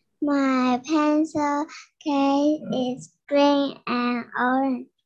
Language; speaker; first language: English; non-native, learner; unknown